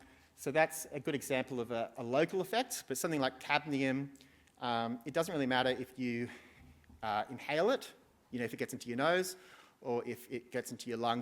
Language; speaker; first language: English; native; English